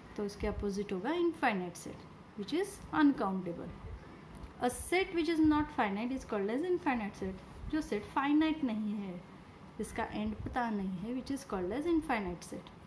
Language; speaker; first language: Hindi; non-native, local second language; Marathi